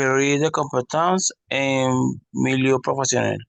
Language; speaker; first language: French; non-native, learner; Spanish